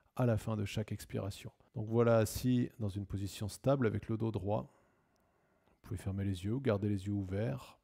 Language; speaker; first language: French; native; French